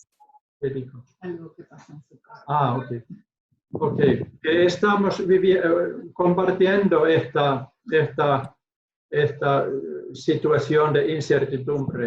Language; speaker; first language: Spanish; non-native, learner; Finnish